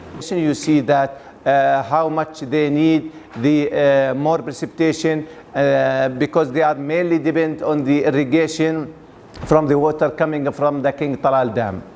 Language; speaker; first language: English; non-native, fluent; Arabic